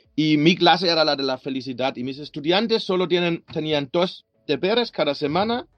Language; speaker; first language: Spanish; non-native, fluent; German